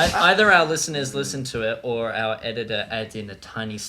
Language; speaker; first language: English; native; English